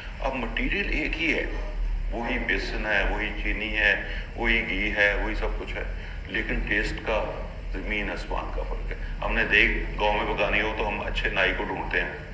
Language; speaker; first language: Urdu; non-native, local second language; Punjabi